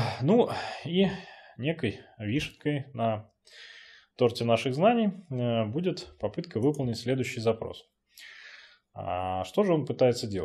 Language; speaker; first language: Russian; native; Russian